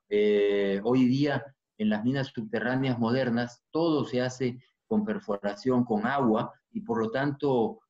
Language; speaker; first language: Spanish; native; Spanish